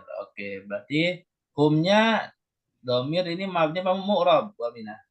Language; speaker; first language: Indonesian; native; Indonesian